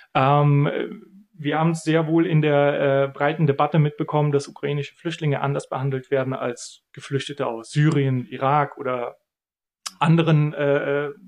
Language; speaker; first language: German; early bilingual, other home language; Bulgarian